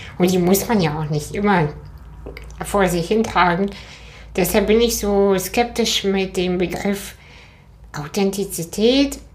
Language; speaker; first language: German; early bilingual, other home language; Russian